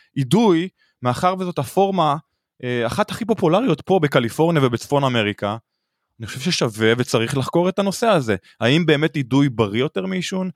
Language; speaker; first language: Hebrew; native; Hebrew